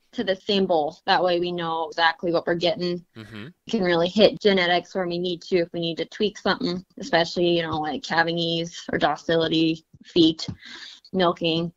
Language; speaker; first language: English; native; English